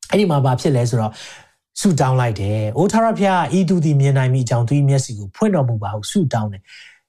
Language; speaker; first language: Burmese; native; Burmese